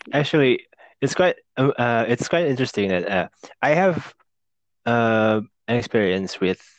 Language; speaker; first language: English; non-native, fluent; Indonesian